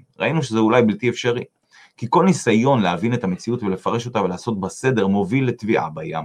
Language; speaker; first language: Hebrew; native; Hebrew